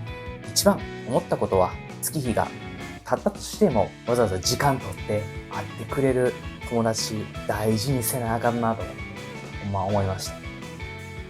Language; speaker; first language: Japanese; native; Japanese